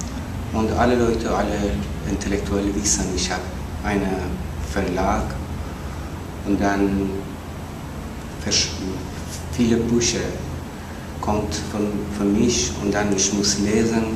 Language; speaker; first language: German; non-native, learner; Persian